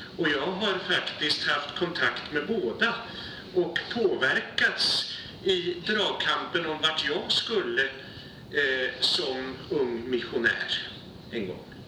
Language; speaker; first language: Swedish; native; Swedish